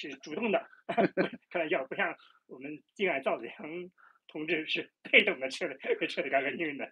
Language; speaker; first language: Chinese; native; Chinese